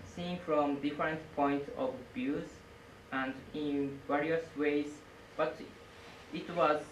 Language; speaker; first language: English; non-native, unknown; Japanese